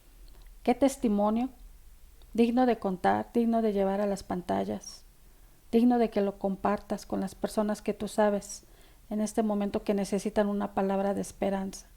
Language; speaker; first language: Spanish; native; Spanish